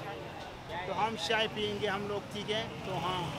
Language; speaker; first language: Hindi; non-native, learner; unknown